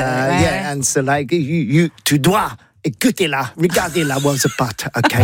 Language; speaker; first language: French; non-native, learner; English